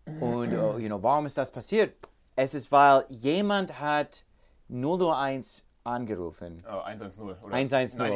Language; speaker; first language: German; non-native, learner; English